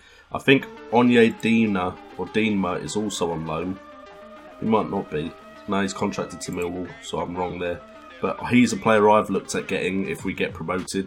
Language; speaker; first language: English; native; English